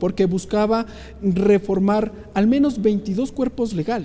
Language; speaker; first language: Spanish; native; Spanish